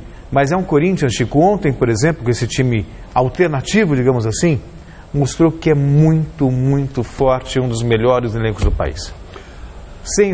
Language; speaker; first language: Portuguese; native; Portuguese